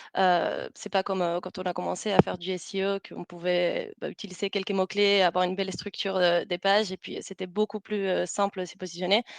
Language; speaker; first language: French; non-native, fluent; Spanish